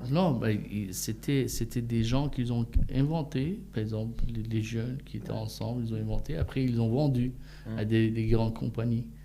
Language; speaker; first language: French; non-native, fluent; Persian